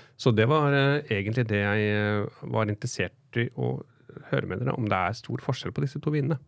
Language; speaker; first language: Norwegian; native; Norwegian